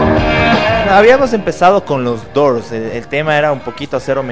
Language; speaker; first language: Spanish; native; Spanish